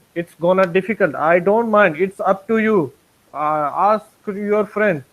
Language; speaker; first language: English; non-native, fluent; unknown